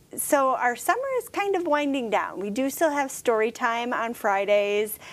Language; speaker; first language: English; native; English